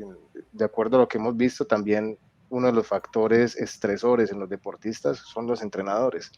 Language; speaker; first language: Spanish; native; Spanish